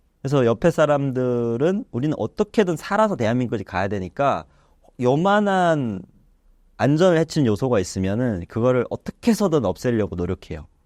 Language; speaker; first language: Korean; native; Korean